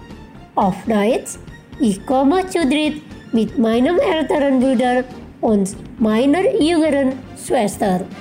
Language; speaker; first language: German; non-native, fluent; Indonesian